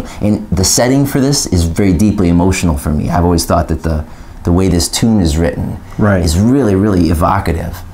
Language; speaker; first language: English; native; English